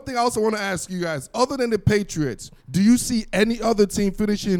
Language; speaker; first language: English; native; English